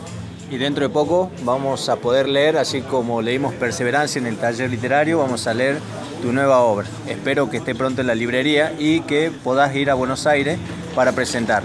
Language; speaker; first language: Spanish; native; Spanish